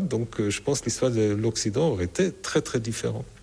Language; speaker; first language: French; non-native, fluent; German